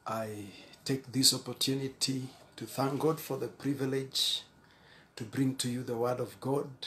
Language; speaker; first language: English; non-native, local second language; Swahili